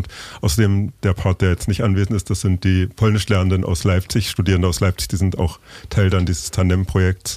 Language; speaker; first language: German; native; German